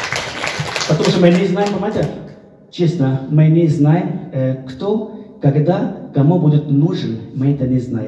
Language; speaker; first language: Russian; non-native, fluent; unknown